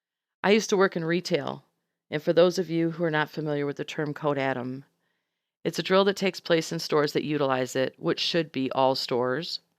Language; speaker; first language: English; native; English